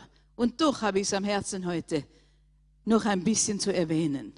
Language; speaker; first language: German; non-native, fluent; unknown